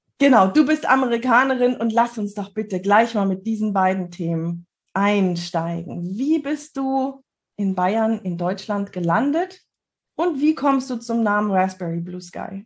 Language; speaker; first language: German; native; German